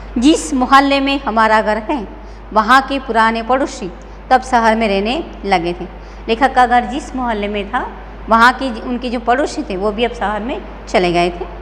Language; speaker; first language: Hindi; non-native, local second language; Gujarati